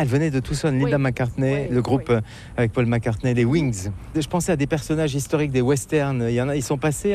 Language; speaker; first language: French; native; French